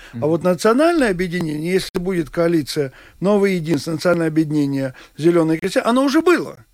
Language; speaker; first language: Russian; non-native, local second language; Latvian